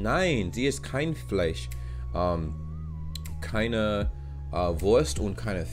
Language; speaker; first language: German; non-native, learner; English